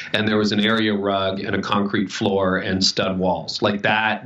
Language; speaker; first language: English; native; English